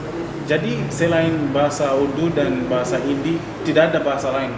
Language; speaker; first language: Indonesian; non-native, fluent; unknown